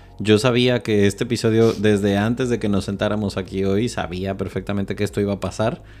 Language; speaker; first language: Spanish; native; Spanish